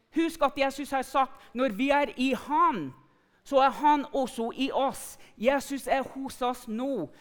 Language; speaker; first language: Norwegian; non-native, fluent; English